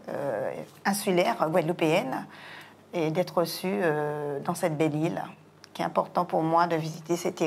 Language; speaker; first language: French; non-native, local second language; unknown